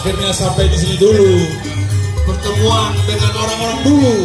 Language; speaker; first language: Indonesian; native; Indonesian